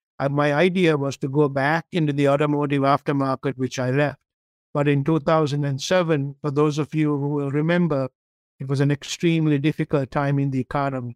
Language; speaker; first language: English; non-native, local second language; Tamil